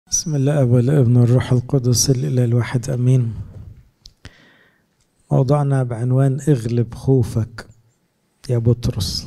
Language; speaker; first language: Arabic; native; Arabic